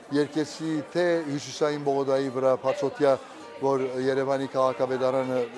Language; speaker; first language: Armenian; early bilingual, heritage; Armenian